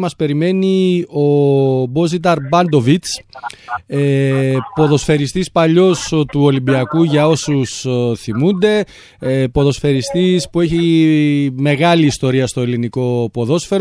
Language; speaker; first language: Greek; native; Greek